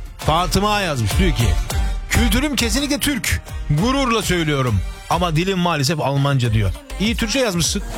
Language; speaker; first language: Turkish; early bilingual, heritage; Turkish